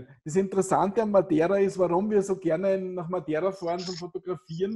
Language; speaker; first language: German; native; German